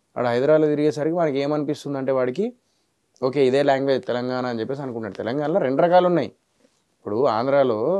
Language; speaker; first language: Telugu; native; Telugu